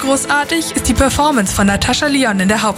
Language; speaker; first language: German; native; German